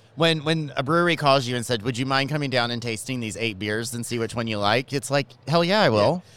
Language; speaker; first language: English; native; English